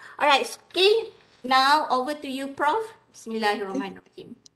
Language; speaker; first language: English; non-native, local second language; Malay